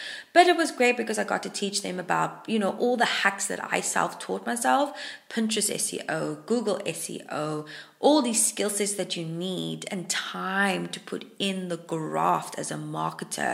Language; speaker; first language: English; native; English